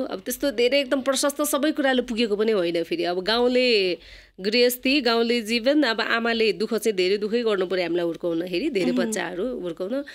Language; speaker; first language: Nepali; non-native, local second language; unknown